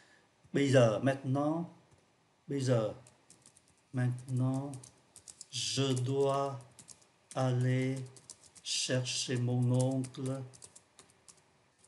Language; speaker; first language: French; non-native, fluent; Vietnamese